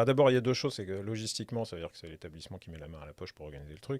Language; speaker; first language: French; native; French